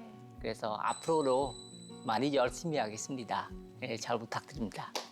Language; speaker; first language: Korean; non-native, learner; Khmer